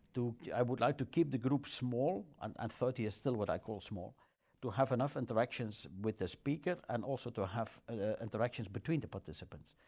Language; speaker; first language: English; non-native, fluent; Dutch